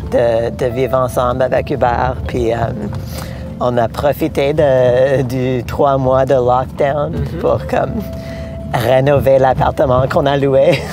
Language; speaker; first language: French; non-native, local second language; English